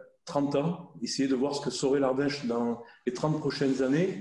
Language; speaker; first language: French; native; French